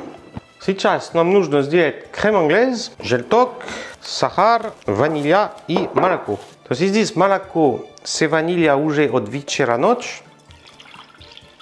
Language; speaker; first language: Russian; non-native, learner; French